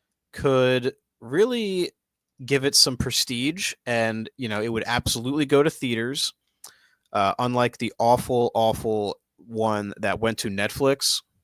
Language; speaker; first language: English; native; English